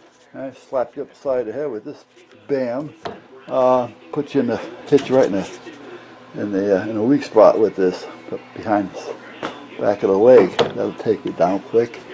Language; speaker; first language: English; native; English